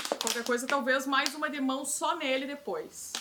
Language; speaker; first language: Portuguese; native; Portuguese